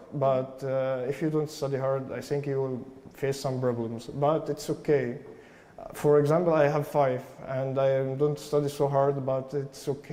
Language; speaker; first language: English; non-native, learner; Arabic